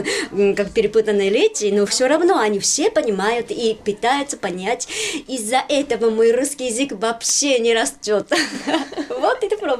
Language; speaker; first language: Russian; non-native, learner; Japanese